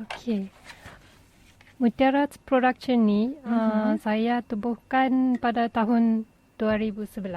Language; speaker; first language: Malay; non-native, fluent; Japanese